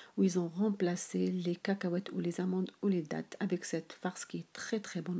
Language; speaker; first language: French; non-native, local second language; Arabic